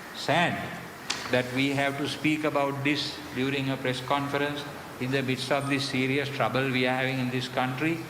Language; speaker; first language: English; non-native, local second language; Sinhala